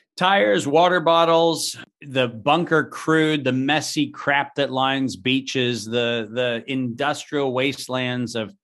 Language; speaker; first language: English; native; English